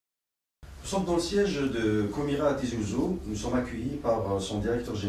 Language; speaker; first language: French; non-native, local second language; Kabyle